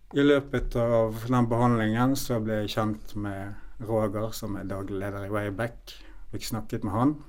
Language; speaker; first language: Norwegian; native; Norwegian